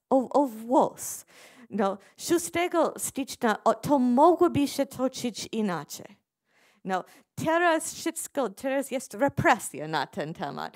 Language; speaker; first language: Polish; non-native, fluent; English